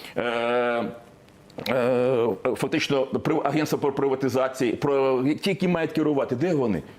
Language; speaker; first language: Ukrainian; non-native, local second language; Russian